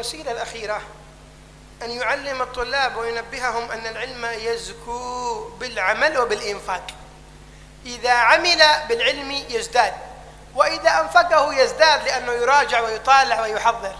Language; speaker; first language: Arabic; native; Arabic